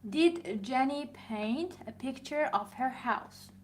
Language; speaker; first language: English; non-native, fluent; Persian